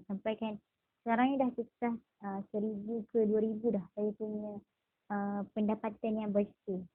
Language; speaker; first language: Malay; native; Malay